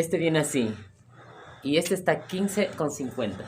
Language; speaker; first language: Spanish; native; Spanish